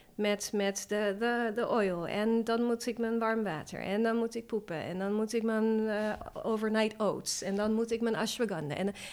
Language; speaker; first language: Dutch; non-native, fluent; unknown